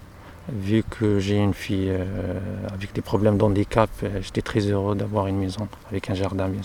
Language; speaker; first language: French; non-native, local second language; Arabic